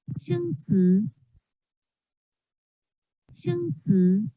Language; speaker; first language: Chinese; non-native, fluent; Thai